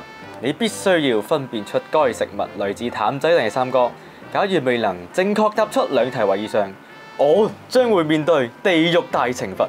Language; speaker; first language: Chinese; native; Chinese